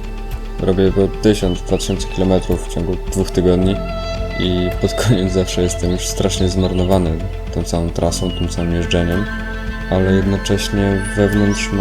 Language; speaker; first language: Polish; native; Polish